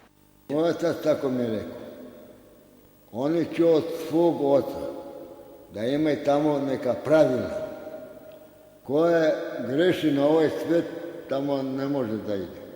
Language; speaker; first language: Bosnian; non-native, local second language; Romanian